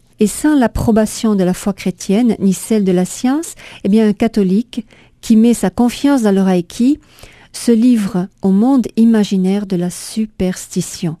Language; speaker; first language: French; native; French